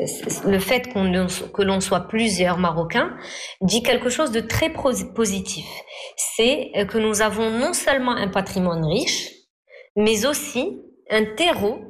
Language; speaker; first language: French; non-native, local second language; Arabic